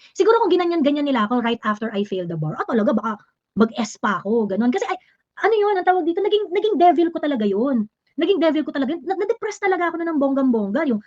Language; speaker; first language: Filipino; native; Filipino